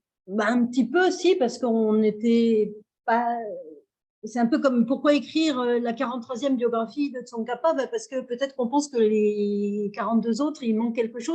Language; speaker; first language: French; native; French